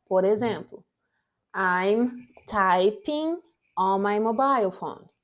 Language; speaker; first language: English; non-native, fluent; Portuguese